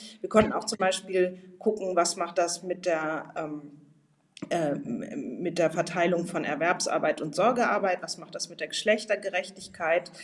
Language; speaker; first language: German; native; German